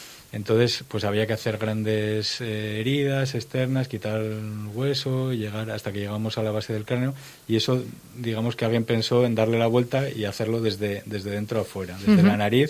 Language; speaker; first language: Spanish; native; Spanish